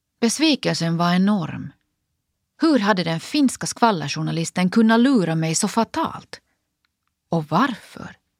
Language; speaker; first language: Swedish; native; Swedish